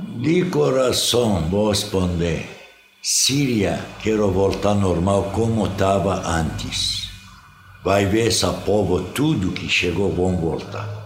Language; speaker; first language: Portuguese; non-native, fluent; Arabic